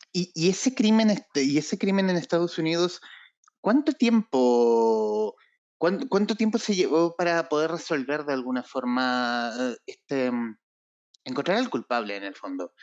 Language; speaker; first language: Spanish; native; Spanish